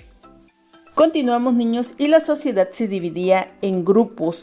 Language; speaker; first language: Spanish; native; Spanish